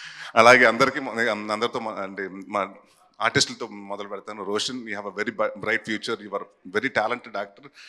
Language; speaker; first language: Telugu; native; Telugu